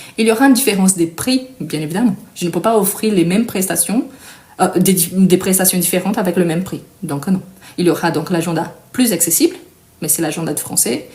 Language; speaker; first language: French; non-native, fluent; Portuguese